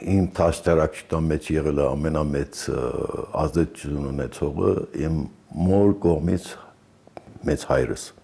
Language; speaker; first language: Armenian; early bilingual, heritage; Armenian